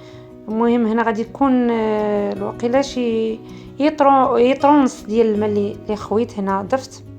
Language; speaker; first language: Arabic; native; Arabic